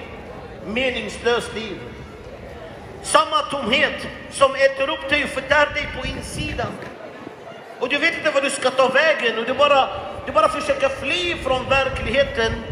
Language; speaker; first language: Swedish; non-native, fluent; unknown